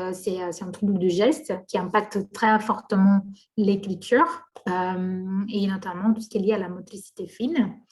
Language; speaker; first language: French; non-native, fluent; Portuguese